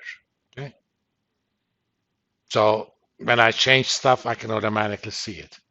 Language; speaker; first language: English; native; English